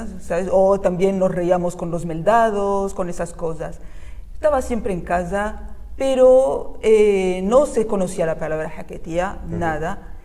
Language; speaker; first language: Spanish; early bilingual, heritage; Spanish